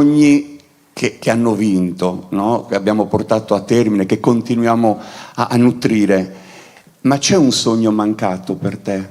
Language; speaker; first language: Italian; native; Italian